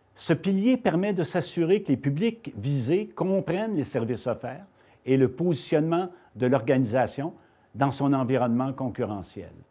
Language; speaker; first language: French; native; French